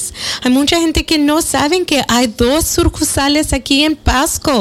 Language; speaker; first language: Spanish; early bilingual, other home language; English